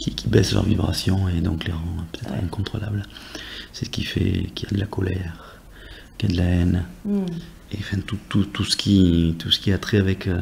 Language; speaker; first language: French; native; French